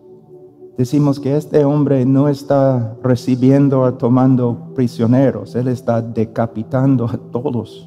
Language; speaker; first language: Spanish; non-native, fluent; English